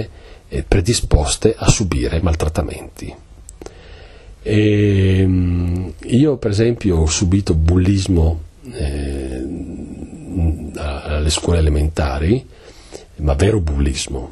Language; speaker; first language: Italian; native; Italian